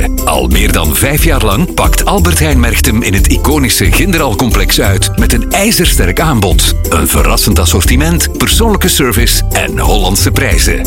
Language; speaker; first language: Dutch; native; Dutch